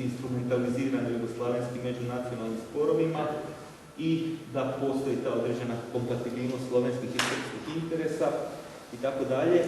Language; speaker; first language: Croatian; native; Croatian